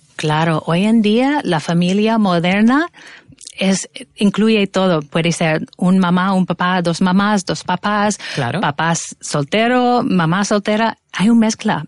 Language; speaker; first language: Spanish; non-native, fluent; English